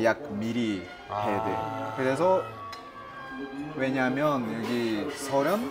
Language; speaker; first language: Korean; non-native, learner; Russian